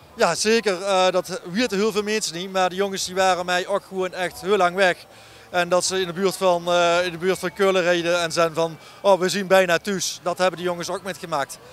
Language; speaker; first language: Dutch; native; Dutch